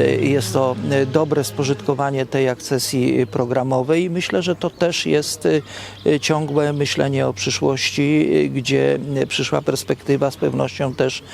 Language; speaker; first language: Polish; native; Polish